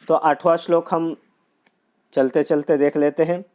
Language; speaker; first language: Hindi; non-native, local second language; Marathi